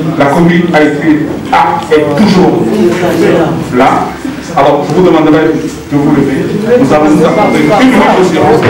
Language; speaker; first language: French; non-native, local second language; Lingala